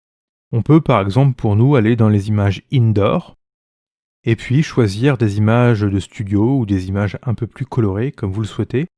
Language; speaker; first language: French; native; French